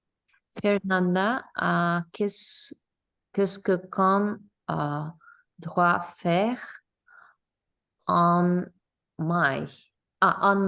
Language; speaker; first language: French; non-native, learner; English